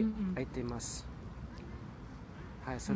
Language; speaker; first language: Japanese; non-native, learner; German